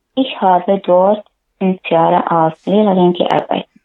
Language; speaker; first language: German; non-native, learner; Arabic